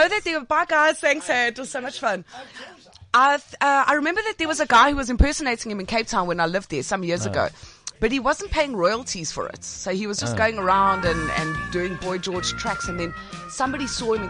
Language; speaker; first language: English; native; English